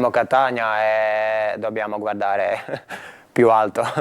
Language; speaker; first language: Italian; non-native, fluent; Croatian